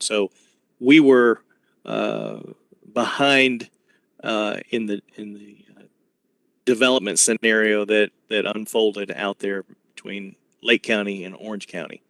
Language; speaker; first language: English; native; English